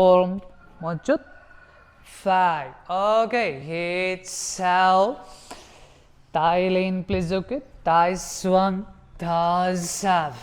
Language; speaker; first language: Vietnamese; non-native, learner; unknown